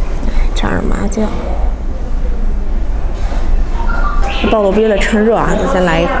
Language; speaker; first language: Chinese; native; Chinese